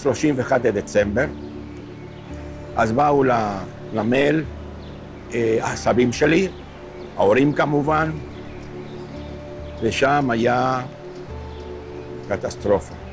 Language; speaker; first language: Hebrew; non-native, fluent; Spanish